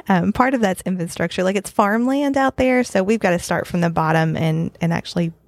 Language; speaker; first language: English; native; English